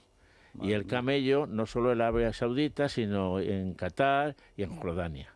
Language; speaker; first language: Spanish; native; Spanish